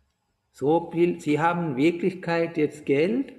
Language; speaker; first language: German; non-native, fluent; Sinhala